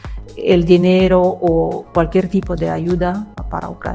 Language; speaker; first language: Spanish; non-native, learner; Russian